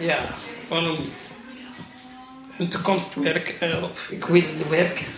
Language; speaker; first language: Dutch; non-native, learner; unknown